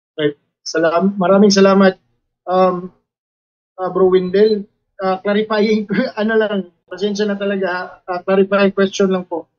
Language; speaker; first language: Filipino; non-native, local second language; Cebuano